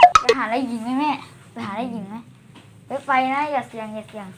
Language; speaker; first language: Thai; native; Thai